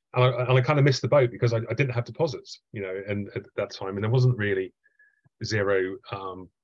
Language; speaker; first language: English; native; English